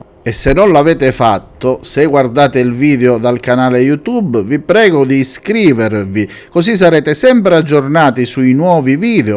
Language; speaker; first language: Italian; native; Italian